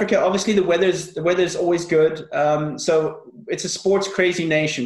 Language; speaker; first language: English; native; English